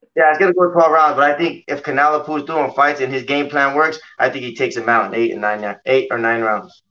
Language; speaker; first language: English; native; English